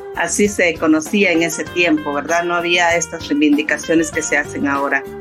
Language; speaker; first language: Spanish; native; Spanish